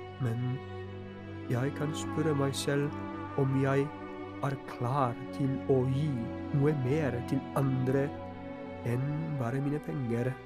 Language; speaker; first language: Norwegian; non-native, fluent; Polish